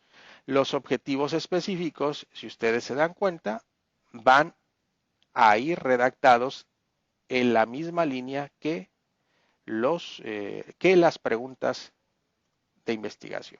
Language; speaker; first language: Spanish; native; Spanish